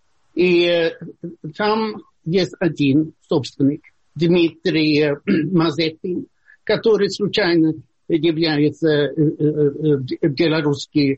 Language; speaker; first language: Russian; non-native, fluent; Swedish